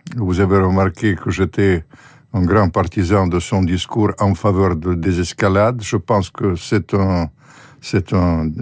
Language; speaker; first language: French; non-native, fluent; Ukrainian